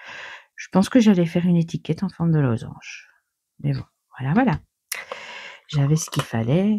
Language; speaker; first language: French; native; French